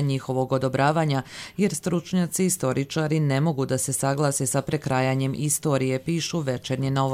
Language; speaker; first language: Serbian; native; Serbian